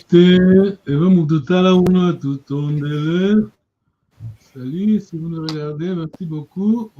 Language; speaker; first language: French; non-native, local second language; Kongo